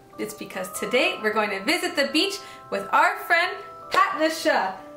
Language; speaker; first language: English; native; English